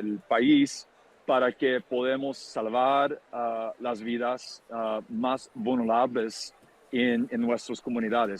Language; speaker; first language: Spanish; non-native, fluent; English